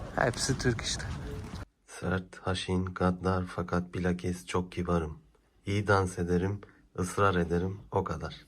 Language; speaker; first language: Turkish; native; Turkish